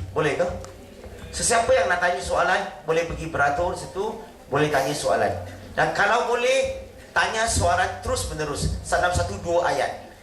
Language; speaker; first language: Malay; non-native, local second language; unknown